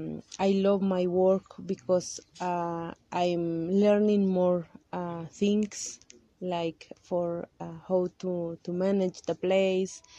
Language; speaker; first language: English; non-native, learner; Kaqchikel